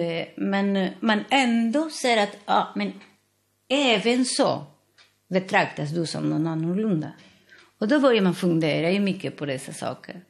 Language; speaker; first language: Swedish; non-native, fluent; Spanish